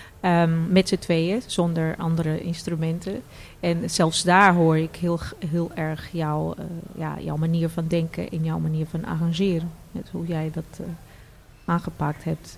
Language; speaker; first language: Dutch; non-native, fluent; Portuguese